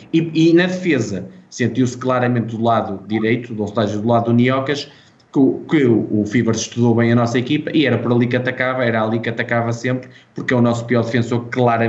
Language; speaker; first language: Portuguese; native; Portuguese